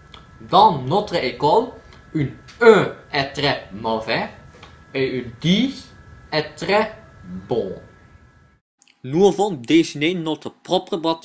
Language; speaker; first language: French; non-native, learner; Dutch